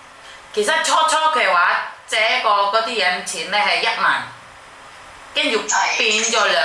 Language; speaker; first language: Cantonese; non-native, fluent; Indonesian